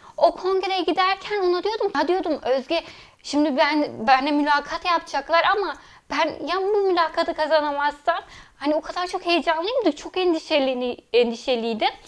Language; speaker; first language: Turkish; early bilingual, heritage; Turkish